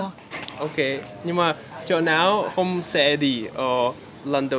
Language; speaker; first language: Vietnamese; non-native, learner; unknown